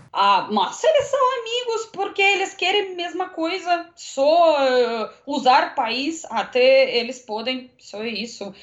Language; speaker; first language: Portuguese; non-native, learner; Russian